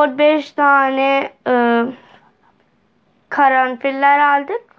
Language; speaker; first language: Turkish; non-native, learner; Urdu